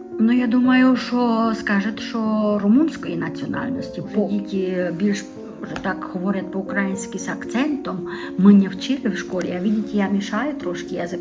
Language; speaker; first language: Ukrainian; non-native, local second language; Romanian